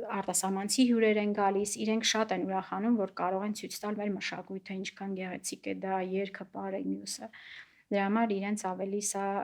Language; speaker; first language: Armenian; native; Armenian